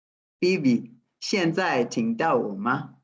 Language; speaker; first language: Chinese; non-native, fluent; Swahili